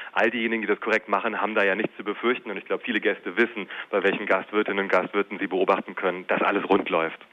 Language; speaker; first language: German; native; German